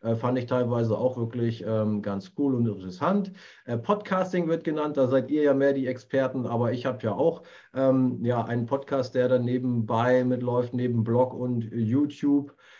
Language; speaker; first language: German; native; German